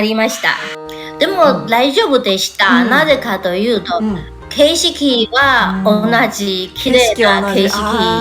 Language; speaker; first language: Japanese; non-native, learner; Chinese